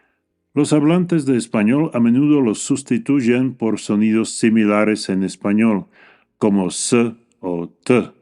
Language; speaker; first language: Spanish; non-native, fluent; English